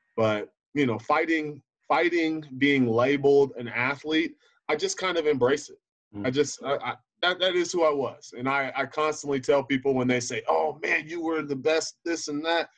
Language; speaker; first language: English; native; English